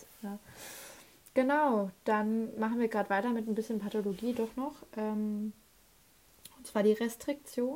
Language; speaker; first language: German; native; German